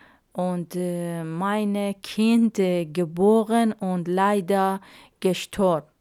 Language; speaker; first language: German; non-native, learner; Arabic